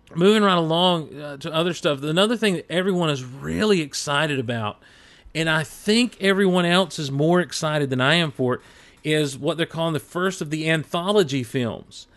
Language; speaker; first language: English; native; English